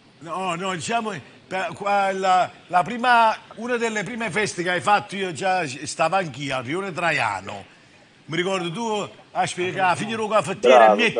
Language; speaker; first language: Italian; native; Italian